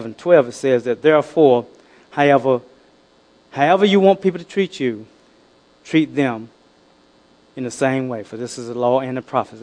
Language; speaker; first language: English; native; English